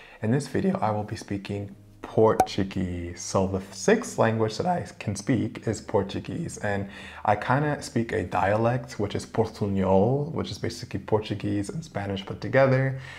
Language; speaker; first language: English; native; English